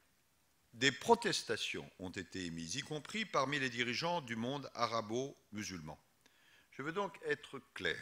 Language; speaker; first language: French; native; French